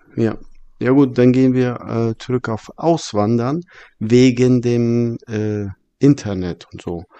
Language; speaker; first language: German; early bilingual, other home language; Russian